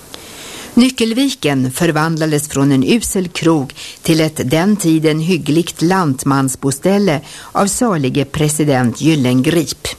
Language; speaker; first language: Swedish; native; Swedish